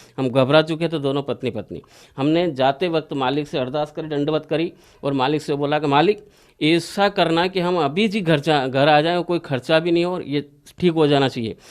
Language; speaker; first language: Hindi; native; Hindi